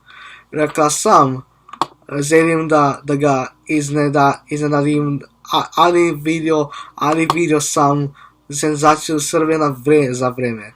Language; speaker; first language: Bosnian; non-native, learner; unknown